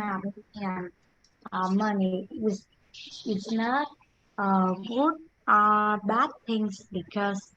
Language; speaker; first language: English; non-native, learner; Vietnamese